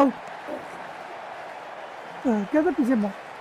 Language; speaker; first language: Hindi; native; Hindi